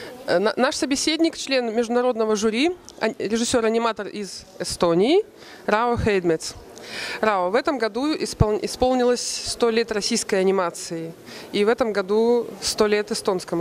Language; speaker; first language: Russian; native; Russian